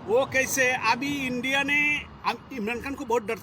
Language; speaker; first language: Hindi; non-native, fluent; Bangla